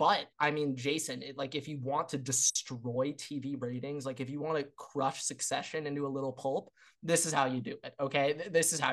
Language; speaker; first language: English; native; English